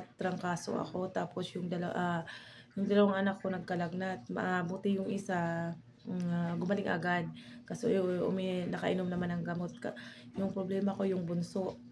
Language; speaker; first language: Filipino; non-native, local second language; Waray